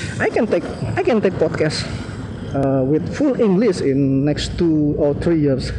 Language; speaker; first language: English; non-native, learner; Indonesian